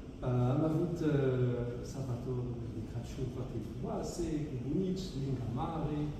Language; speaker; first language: Romanian; non-native, fluent; French